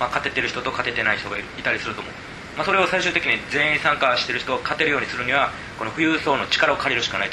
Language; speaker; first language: Japanese; native; Japanese